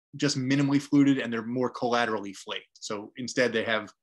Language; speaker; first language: English; native; English